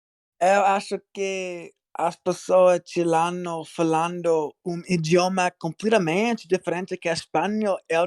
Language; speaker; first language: Portuguese; non-native, learner; English